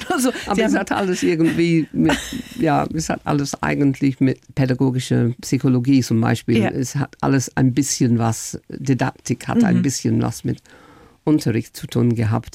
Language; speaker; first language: German; non-native, fluent; English